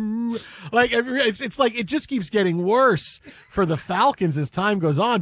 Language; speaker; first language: English; native; English